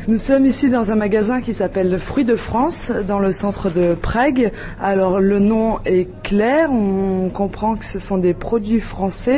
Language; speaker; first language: French; native; French